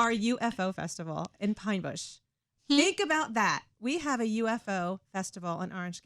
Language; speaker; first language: English; native; English